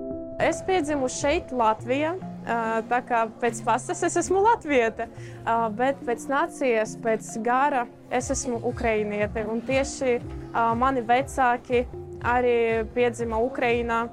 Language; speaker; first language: Latvian; early bilingual, other home language; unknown